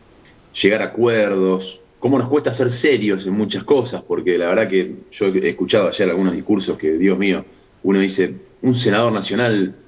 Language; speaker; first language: Spanish; native; Spanish